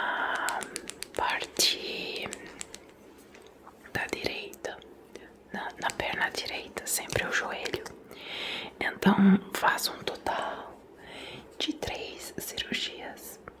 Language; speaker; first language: Portuguese; non-native, fluent; Italian